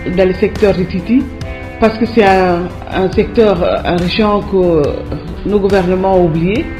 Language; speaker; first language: French; non-native, fluent; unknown